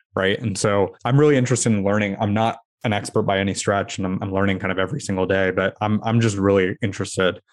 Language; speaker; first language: English; early bilingual, other home language; Hindi